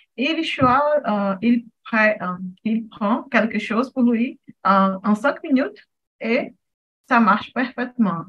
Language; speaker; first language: French; non-native, fluent; Portuguese